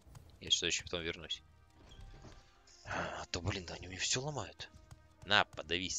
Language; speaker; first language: Russian; native; Russian